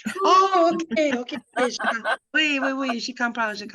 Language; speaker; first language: French; non-native, fluent; English